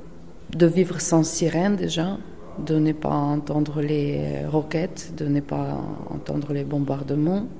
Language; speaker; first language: French; non-native, fluent; Ukrainian